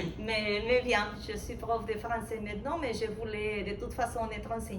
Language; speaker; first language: French; non-native, fluent; Spanish